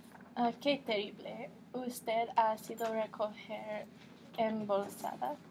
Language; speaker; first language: Spanish; non-native, learner; English